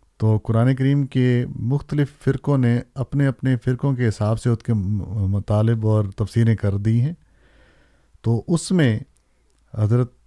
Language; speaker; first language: Urdu; native; Urdu